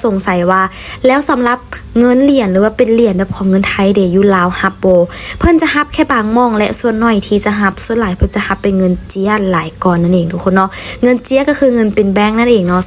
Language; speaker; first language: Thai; non-native, learner; Lao